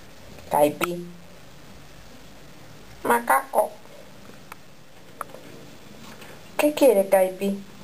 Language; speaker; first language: Spanish; native; Spanish